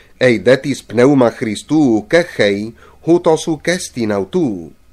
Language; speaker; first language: Greek; non-native, fluent; English